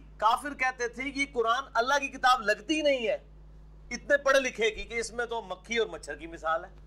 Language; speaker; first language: Urdu; non-native, local second language; Punjabi